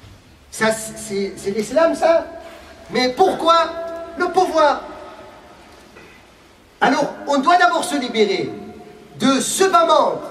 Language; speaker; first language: French; non-native, fluent; Arabic